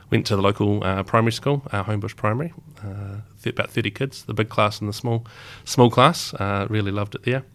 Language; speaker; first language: English; native; English